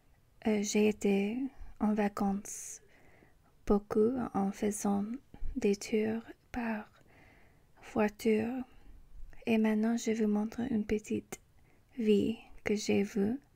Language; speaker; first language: French; non-native, learner; English